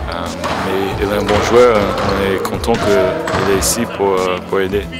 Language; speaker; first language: French; non-native, fluent; English